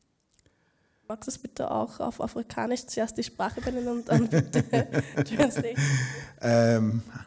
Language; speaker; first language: German; native; German